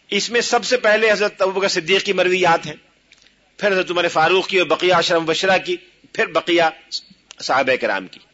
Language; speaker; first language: Urdu; native; Urdu